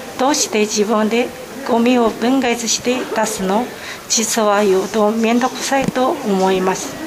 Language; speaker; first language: Japanese; non-native, learner; Chinese